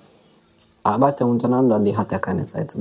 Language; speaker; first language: German; non-native, learner; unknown